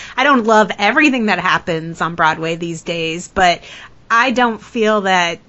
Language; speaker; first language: English; native; English